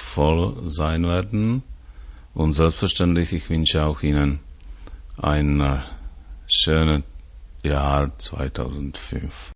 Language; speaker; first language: German; non-native, learner; Czech